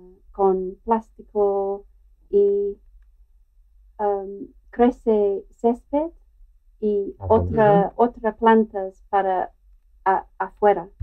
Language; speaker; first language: Spanish; non-native, learner; English